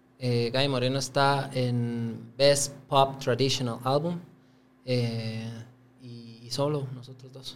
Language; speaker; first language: Spanish; native; Spanish